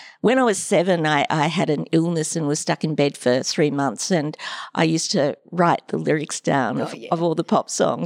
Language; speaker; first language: English; native; English